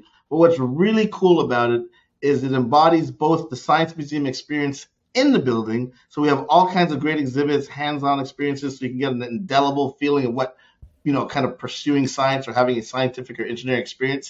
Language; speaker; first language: English; native; English